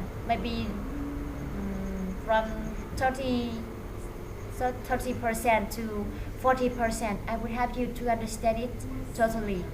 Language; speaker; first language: English; non-native, fluent; Vietnamese